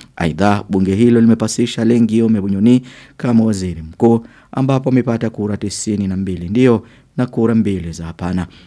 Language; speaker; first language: Swahili; non-native, local second language; Rundi